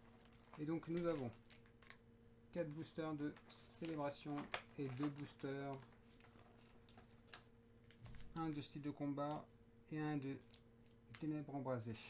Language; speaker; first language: French; native; French